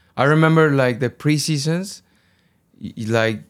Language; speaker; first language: English; non-native, fluent; Spanish